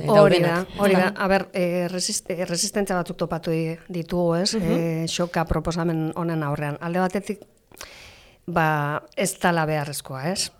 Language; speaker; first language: Basque; non-native, local second language; Spanish